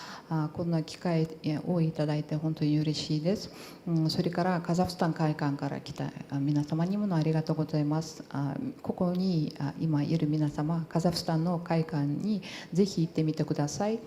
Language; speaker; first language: Japanese; non-native, fluent; Portuguese